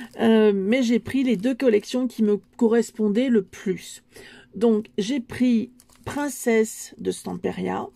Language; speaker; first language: French; native; French